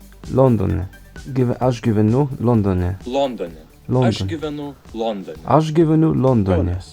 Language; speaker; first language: Lithuanian; non-native, learner; Cantonese